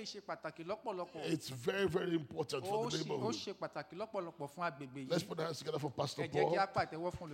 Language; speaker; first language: English; non-native, local second language; Igbo